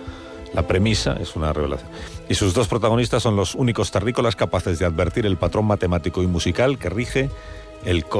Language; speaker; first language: Spanish; native; Spanish